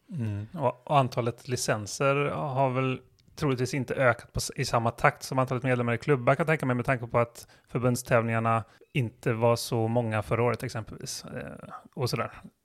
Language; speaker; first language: Swedish; native; Swedish